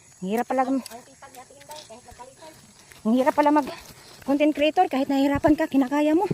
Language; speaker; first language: Filipino; non-native, local second language; Cebuano